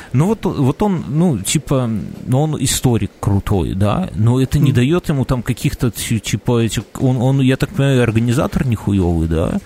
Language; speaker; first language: Russian; native; Russian